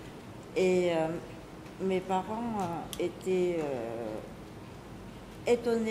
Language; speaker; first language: French; non-native, local second language; Khmer